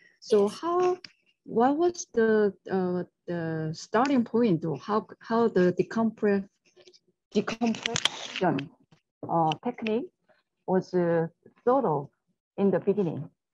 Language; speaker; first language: English; non-native, fluent; Korean